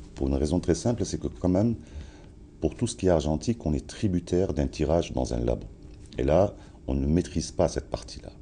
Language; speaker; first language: French; non-native, local second language; Arabic